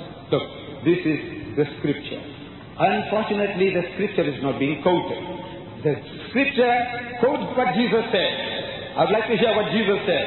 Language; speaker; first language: English; early bilingual, other home language; Gujarati